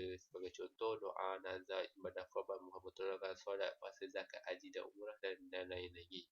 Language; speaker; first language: Malay; native; Malay